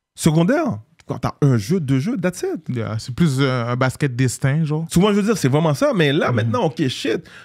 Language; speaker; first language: French; native; French